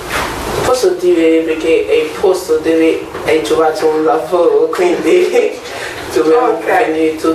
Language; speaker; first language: Italian; non-native, learner; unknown